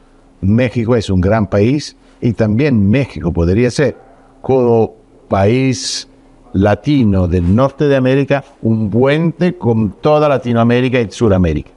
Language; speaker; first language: Spanish; non-native, fluent; Italian